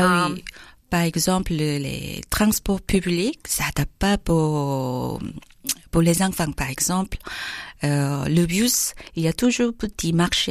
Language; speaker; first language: French; non-native, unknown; Korean